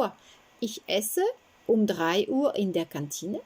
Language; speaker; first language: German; non-native, fluent; French